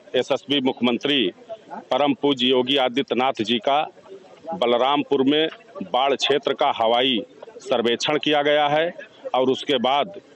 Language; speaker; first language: Hindi; native; Hindi